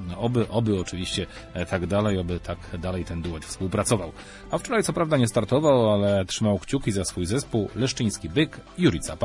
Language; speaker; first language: Polish; native; Polish